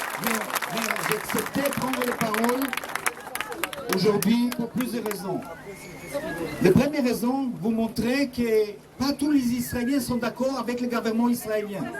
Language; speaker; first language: French; non-native, fluent; Hebrew